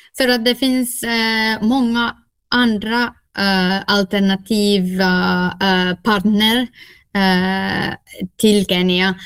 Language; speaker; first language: Swedish; non-native, local second language; Finnish